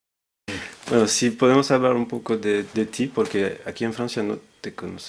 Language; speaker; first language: Spanish; non-native, fluent; French